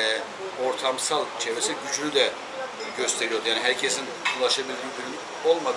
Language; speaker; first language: Turkish; native; Turkish